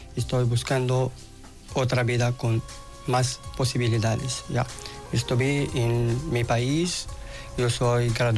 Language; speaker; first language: Spanish; non-native, learner; Arabic